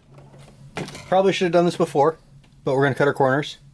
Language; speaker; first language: English; native; English